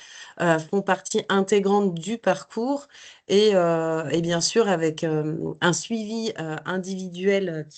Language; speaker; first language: French; native; French